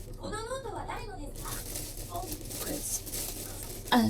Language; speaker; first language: Japanese; non-native, learner; Filipino